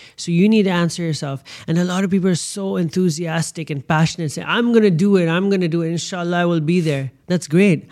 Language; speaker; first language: English; non-native, local second language; Urdu